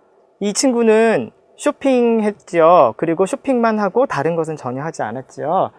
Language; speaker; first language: Korean; native; Korean